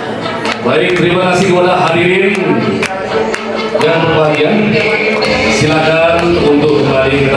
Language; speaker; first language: Indonesian; native; Indonesian